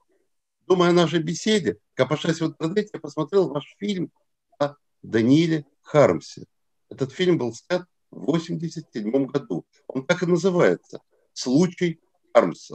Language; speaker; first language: Russian; native; Russian